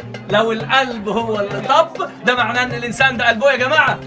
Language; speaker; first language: Arabic; native; Arabic